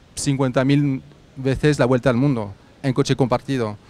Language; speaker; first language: Spanish; non-native, fluent; French